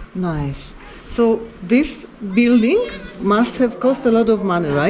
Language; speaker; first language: English; non-native, fluent; Polish